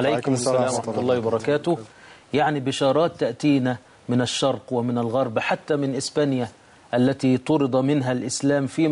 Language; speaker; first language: Arabic; native; Arabic